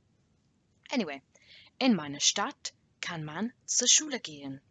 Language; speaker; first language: German; non-native, learner; English